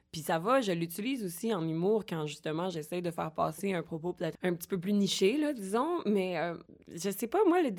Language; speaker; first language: French; native; French